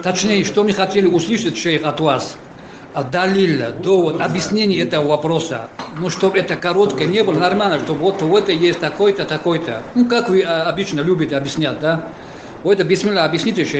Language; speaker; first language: Russian; non-native, learner; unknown